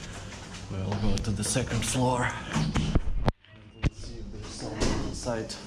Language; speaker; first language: English; non-native, fluent; Russian